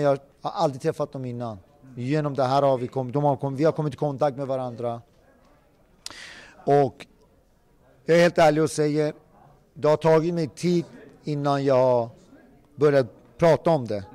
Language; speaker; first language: Swedish; early bilingual, other home language; Persian